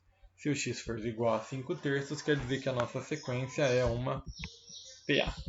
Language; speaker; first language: Portuguese; native; Portuguese